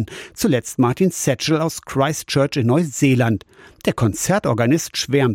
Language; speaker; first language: German; native; German